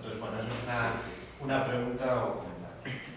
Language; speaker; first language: Spanish; native; Spanish